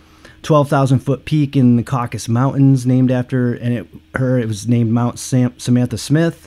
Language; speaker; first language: English; native; English